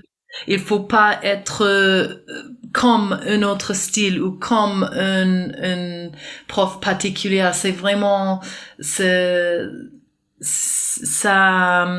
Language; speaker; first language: French; non-native, fluent; English